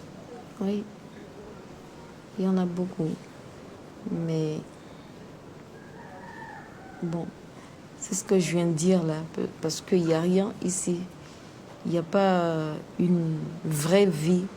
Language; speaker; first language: French; non-native, local second language; Comorian